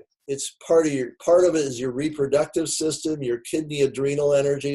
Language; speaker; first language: English; native; English